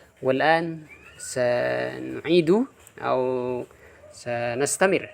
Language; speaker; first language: Arabic; non-native, fluent; Indonesian